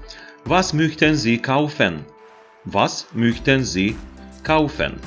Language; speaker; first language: German; non-native, fluent; Macedonian